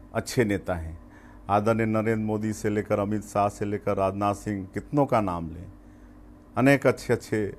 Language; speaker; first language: Hindi; native; Hindi